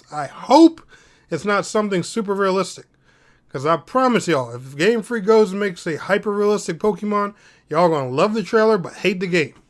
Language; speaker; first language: English; native; English